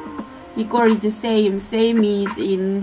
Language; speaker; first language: English; non-native, learner; Korean